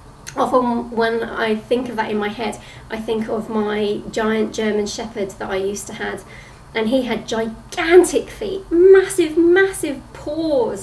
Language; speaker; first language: English; native; English